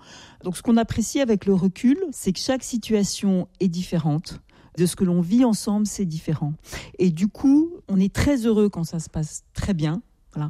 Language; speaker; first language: French; native; French